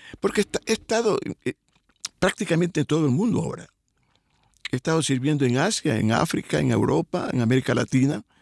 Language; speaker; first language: Spanish; native; Spanish